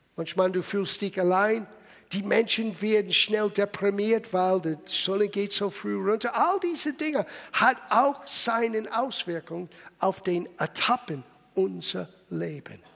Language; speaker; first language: German; non-native, fluent; English